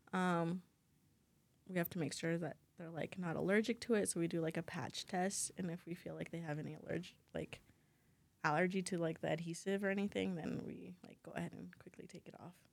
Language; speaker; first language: English; native; English